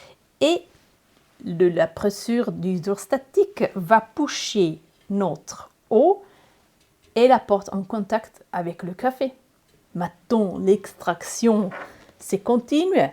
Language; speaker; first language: French; non-native, learner; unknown